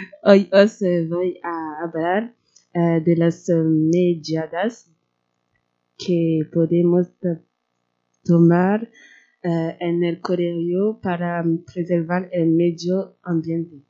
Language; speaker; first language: Spanish; non-native, learner; French